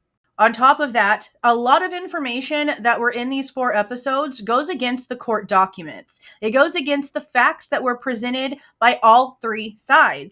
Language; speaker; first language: English; native; English